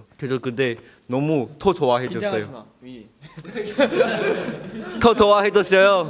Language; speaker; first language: Korean; non-native, fluent; Chinese